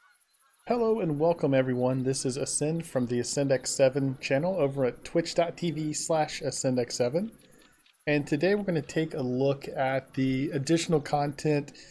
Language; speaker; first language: English; native; English